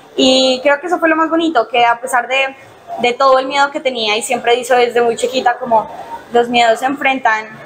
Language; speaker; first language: Spanish; native; Spanish